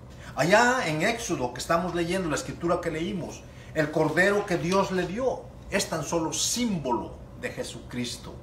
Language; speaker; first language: Spanish; native; Spanish